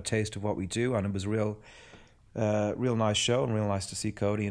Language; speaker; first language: English; native; English